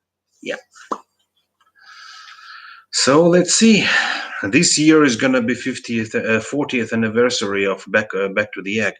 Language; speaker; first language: English; non-native, fluent; Russian